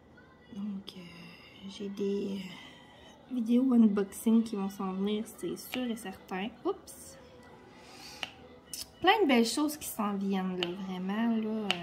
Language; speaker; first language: French; native; French